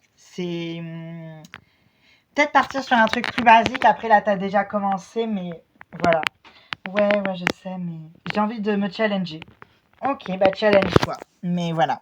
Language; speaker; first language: French; native; French